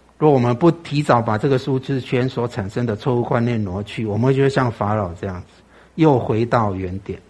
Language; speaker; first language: Chinese; native; Chinese